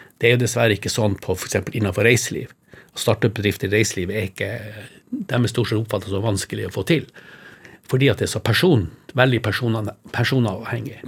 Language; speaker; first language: Norwegian; native; Norwegian